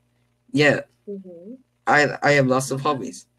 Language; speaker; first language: English; non-native, learner; Korean